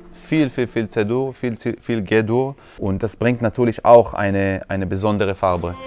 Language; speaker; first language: German; non-native, fluent; Hebrew